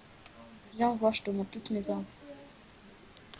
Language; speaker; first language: French; native; French